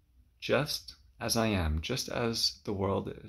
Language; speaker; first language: English; native; English